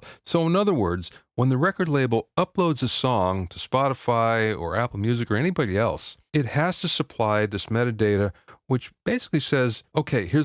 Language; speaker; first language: English; native; English